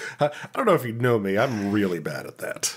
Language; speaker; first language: English; native; English